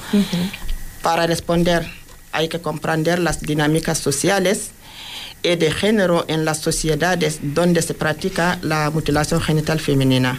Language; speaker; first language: Spanish; non-native, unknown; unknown